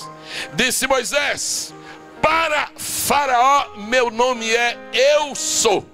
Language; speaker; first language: Portuguese; native; Portuguese